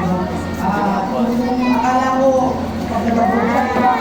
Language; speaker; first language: Filipino; native; Filipino